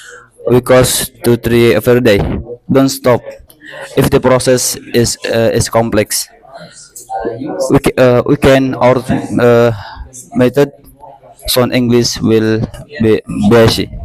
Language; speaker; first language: English; non-native, learner; Indonesian